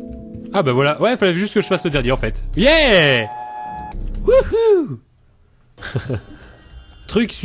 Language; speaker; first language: French; native; French